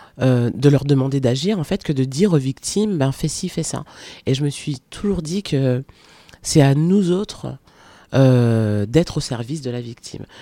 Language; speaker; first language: French; early bilingual, other home language; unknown